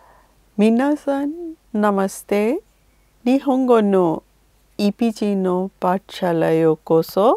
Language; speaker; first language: Japanese; non-native, fluent; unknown